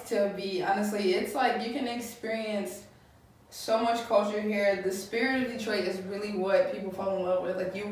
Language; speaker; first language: English; native; English